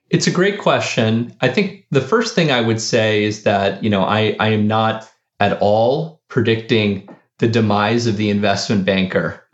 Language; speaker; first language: English; early bilingual, other home language; Spanish